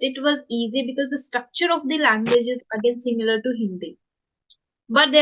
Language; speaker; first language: English; non-native, local second language; Hindi